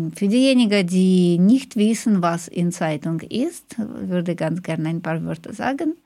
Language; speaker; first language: German; non-native, fluent; Russian